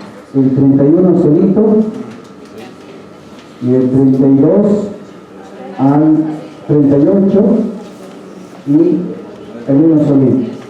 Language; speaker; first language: Spanish; native; Spanish